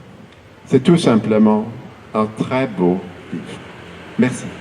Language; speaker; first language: French; non-native, fluent; Swedish